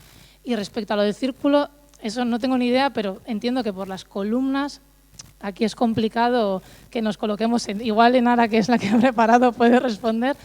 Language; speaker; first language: Spanish; native; Spanish